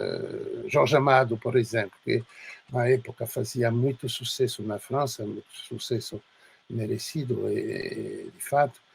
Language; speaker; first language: Portuguese; non-native, fluent; French